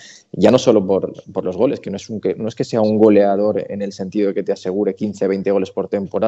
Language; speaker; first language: Spanish; native; Spanish